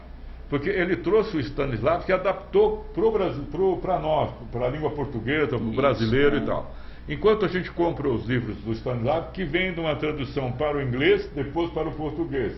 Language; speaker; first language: Portuguese; native; Portuguese